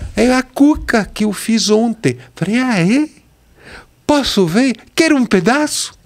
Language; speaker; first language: Portuguese; non-native, fluent; French